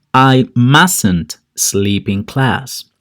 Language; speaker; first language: English; non-native, fluent; Spanish